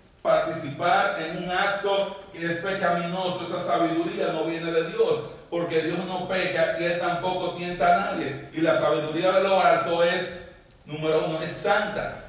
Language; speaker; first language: Spanish; native; Spanish